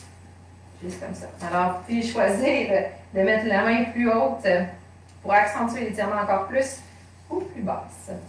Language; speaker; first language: French; native; French